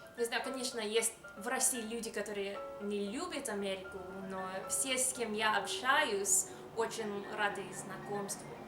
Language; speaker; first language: Russian; non-native, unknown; English